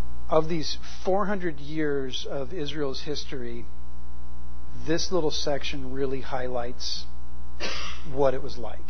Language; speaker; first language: English; native; English